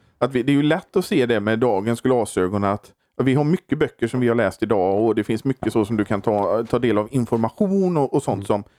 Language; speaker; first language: Swedish; native; Swedish